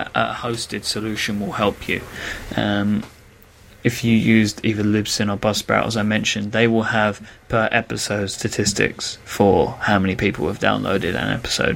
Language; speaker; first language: English; native; English